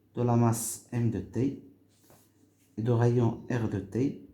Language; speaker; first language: French; non-native, local second language; Arabic